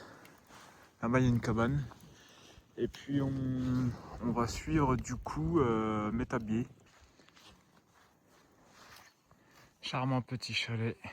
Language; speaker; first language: French; native; French